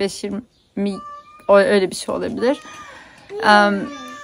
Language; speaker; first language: Turkish; native; Turkish